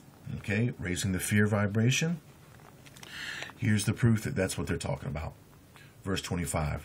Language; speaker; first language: English; native; English